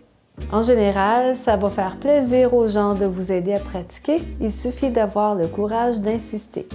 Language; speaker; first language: French; native; French